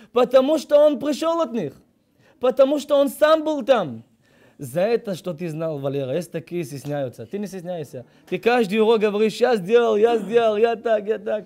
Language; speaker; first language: Russian; early bilingual, heritage; Russian